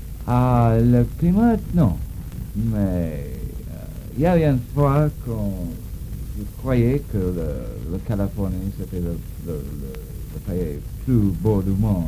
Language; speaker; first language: French; non-native, learner; English